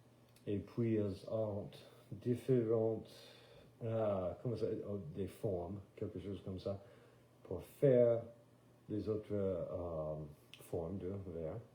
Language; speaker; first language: French; non-native, fluent; English